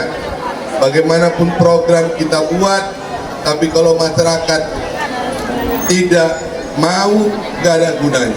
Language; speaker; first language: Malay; non-native, local second language; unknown